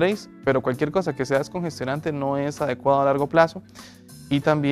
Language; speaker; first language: Spanish; native; Spanish